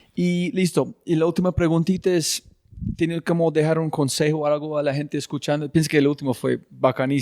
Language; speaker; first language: Spanish; non-native, fluent; English